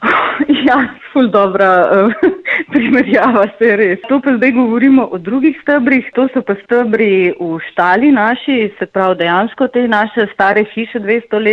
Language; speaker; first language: Slovenian; native; Slovenian